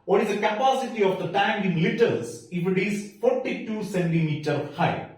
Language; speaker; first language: English; non-native, local second language; Malayalam